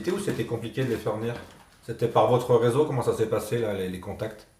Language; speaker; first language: French; native; French